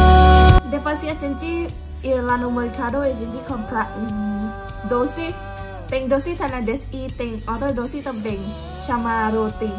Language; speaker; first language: Portuguese; non-native, learner; Thai